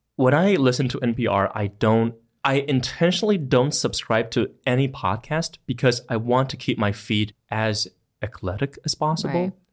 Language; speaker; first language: English; non-native, fluent; Chinese